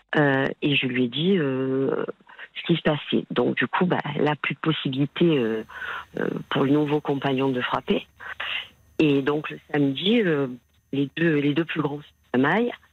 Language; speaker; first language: French; native; French